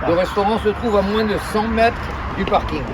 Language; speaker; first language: French; native; French